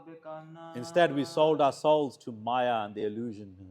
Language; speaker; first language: English; early bilingual, heritage; Punjabi